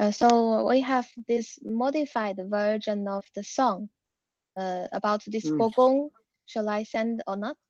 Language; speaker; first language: English; non-native, learner; Chinese